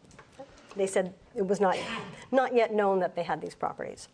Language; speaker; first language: English; native; English